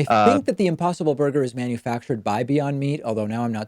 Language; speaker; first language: English; native; English